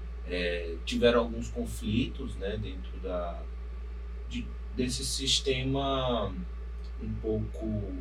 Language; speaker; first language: Portuguese; native; Portuguese